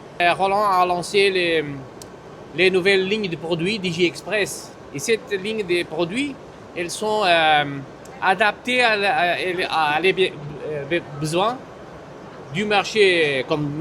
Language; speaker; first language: French; non-native, fluent; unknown